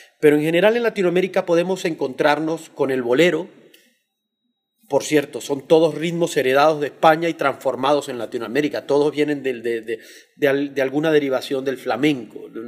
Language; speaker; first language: Spanish; native; Spanish